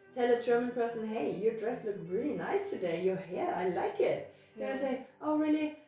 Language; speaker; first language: English; non-native, fluent; German